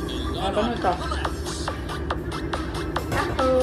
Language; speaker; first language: Filipino; non-native, learner; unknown